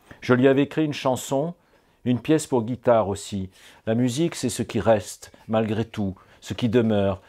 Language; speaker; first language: French; native; French